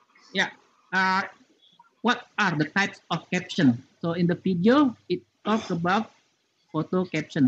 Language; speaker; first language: English; non-native, fluent; Indonesian